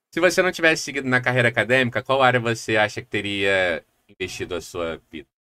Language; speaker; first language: Portuguese; native; Portuguese